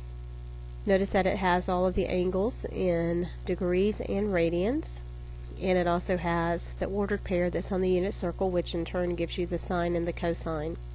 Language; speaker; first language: English; native; English